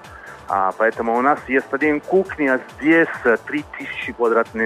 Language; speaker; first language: Russian; non-native, learner; Italian